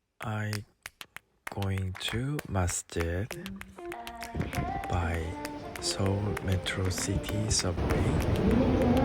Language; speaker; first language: English; non-native, learner; Korean